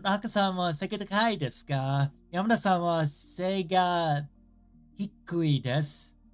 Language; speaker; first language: Japanese; non-native, learner; English